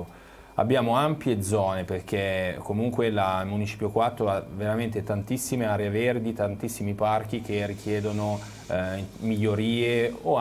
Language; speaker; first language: Italian; native; Italian